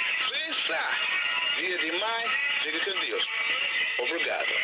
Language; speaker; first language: Portuguese; non-native, learner; English